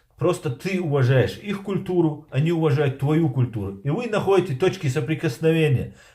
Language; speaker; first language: Russian; non-native, local second language; Chechen